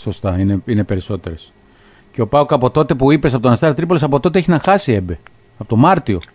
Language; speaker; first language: Greek; native; Greek